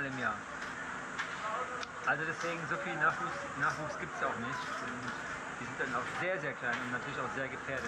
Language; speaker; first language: German; native; German